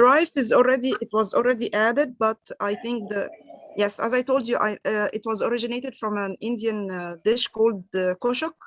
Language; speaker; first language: English; non-native, fluent; Arabic